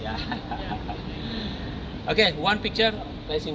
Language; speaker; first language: English; non-native, fluent; Indonesian